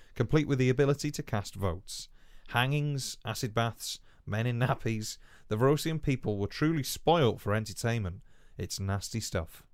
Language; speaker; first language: English; non-native, local second language; Welsh